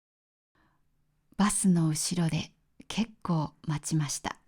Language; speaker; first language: Japanese; native; Japanese